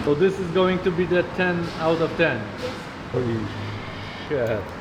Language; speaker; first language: English; non-native, fluent; Polish